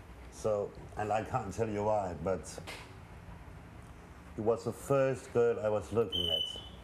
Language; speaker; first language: English; non-native, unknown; Danish